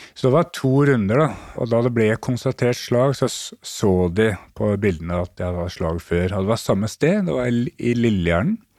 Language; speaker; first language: Norwegian; native; Norwegian